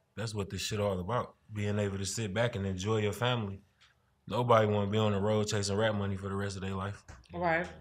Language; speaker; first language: English; native; English